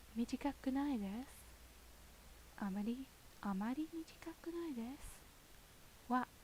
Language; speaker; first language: Japanese; non-native, learner; English